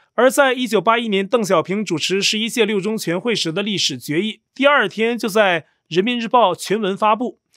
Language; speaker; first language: Chinese; native; Chinese